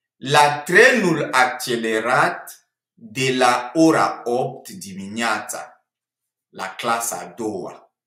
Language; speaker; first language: Romanian; non-native, fluent; French